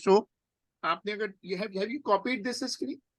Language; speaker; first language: English; non-native, local second language; Urdu